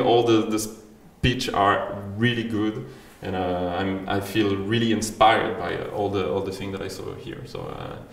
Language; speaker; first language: English; non-native, fluent; French